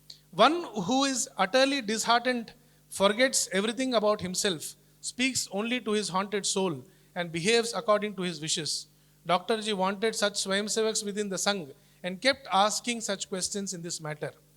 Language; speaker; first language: English; non-native, local second language; Telugu